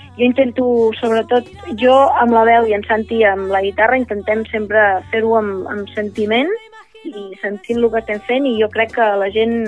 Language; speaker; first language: Catalan; non-native, local second language; Spanish